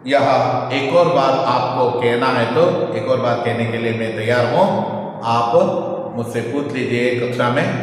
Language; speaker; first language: Hindi; non-native, local second language; Kannada